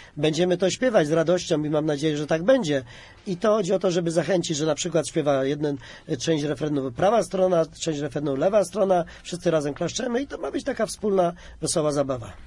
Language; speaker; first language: Polish; native; Polish